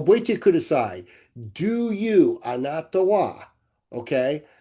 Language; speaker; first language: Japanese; non-native, learner; English